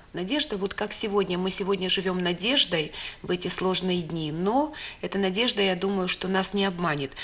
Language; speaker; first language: Russian; native; Russian